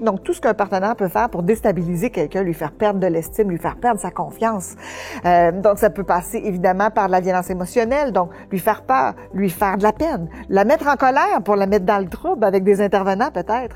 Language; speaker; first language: French; native; French